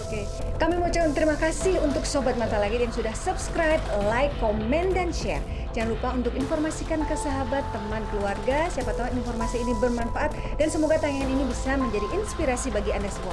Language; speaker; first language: Indonesian; native; Indonesian